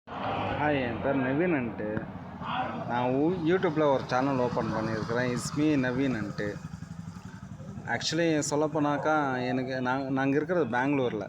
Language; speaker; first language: Tamil; non-native, local second language; Kannada